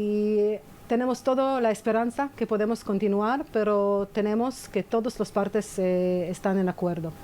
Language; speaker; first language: Spanish; non-native, fluent; Hebrew